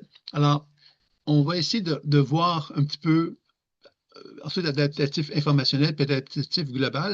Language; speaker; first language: French; native; French